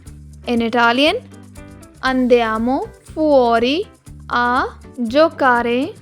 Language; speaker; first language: Italian; non-native, learner; Hindi